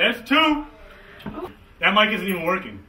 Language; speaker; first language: English; native; English